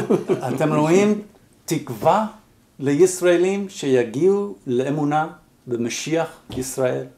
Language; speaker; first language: Hebrew; non-native, fluent; English